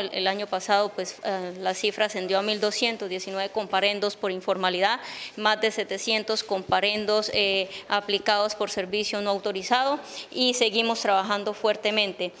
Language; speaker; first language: Spanish; native; Spanish